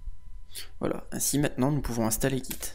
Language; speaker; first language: French; native; French